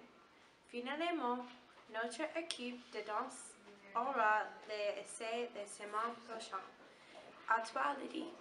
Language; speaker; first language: French; non-native, learner; English